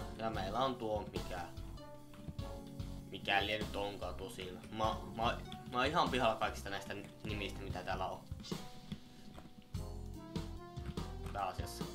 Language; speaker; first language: Finnish; native; Finnish